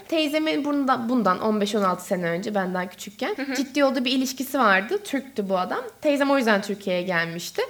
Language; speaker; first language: Turkish; native; Turkish